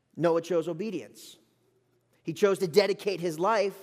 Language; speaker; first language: English; native; English